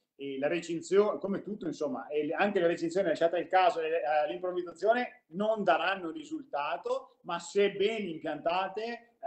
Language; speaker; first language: Italian; native; Italian